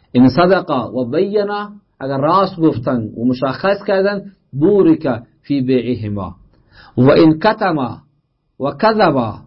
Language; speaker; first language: Persian; native; Persian